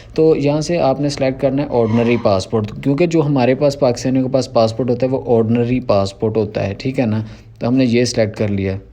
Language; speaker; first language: Urdu; non-native, local second language; Punjabi